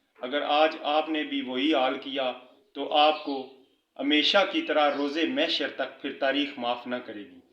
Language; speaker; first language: Urdu; non-native, local second language; Punjabi